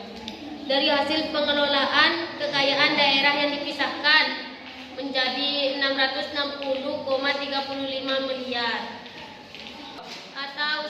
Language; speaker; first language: Indonesian; native; Indonesian